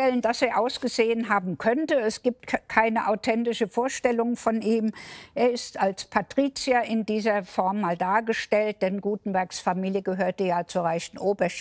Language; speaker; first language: German; native; German